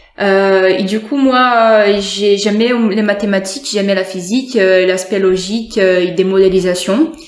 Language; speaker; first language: French; non-native, fluent; Portuguese